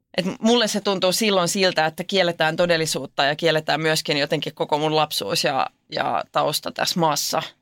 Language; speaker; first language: Finnish; non-native, local second language; Swedish